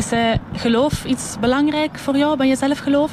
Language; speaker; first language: Dutch; native; Dutch